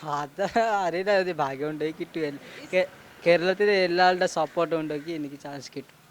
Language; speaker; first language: Malayalam; non-native, learner; Odia